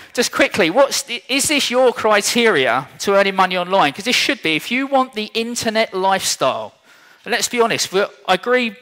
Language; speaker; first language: English; native; English